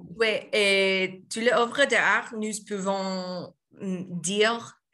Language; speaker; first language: French; non-native, learner; Spanish